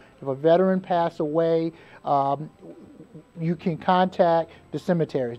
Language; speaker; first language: English; native; English